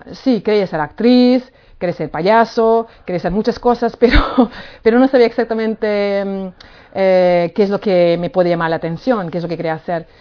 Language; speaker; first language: Spanish; non-native, fluent; Hungarian